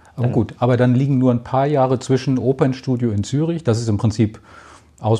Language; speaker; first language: German; native; German